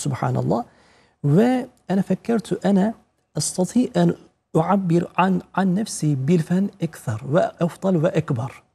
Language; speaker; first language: Arabic; non-native, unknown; Turkish